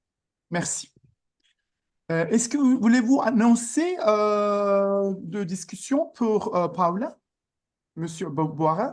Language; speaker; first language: French; non-native, learner; Turkish